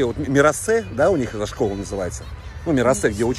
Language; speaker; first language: Russian; native; Russian